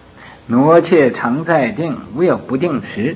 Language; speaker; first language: Chinese; native; Chinese